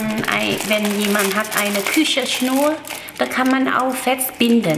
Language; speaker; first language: German; non-native, learner; Vietnamese